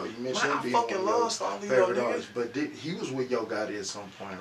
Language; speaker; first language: English; native; English